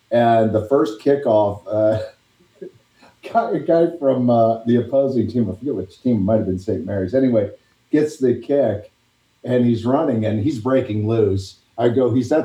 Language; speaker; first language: English; native; English